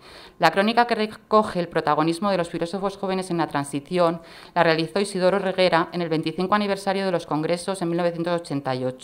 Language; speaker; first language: Spanish; native; Spanish